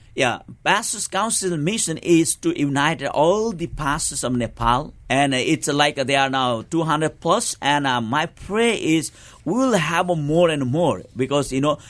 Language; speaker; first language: English; non-native, local second language; Nepali